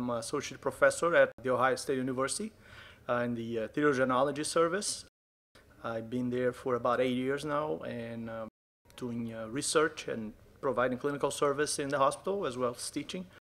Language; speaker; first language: English; non-native, fluent; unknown